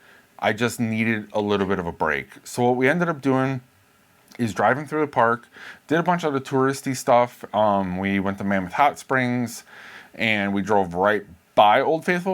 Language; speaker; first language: English; native; English